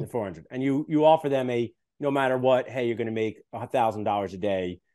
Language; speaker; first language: English; native; English